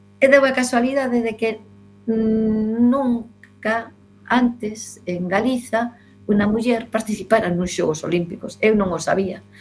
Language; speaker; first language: Galician; non-native, local second language; Spanish